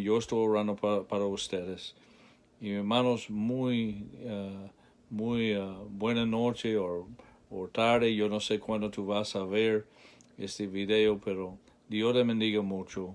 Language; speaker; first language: Spanish; non-native, learner; English